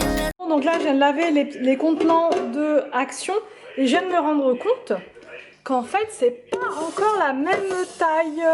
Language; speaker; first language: French; native; French